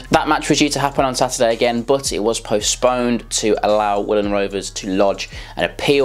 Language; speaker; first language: English; native; English